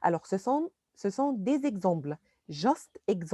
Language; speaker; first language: French; non-native, fluent; Arabic